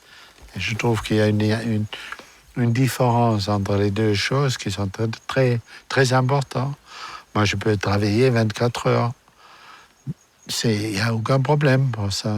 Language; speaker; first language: French; non-native, fluent; German